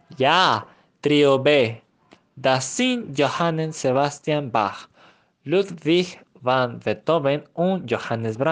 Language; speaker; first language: German; non-native, learner; Spanish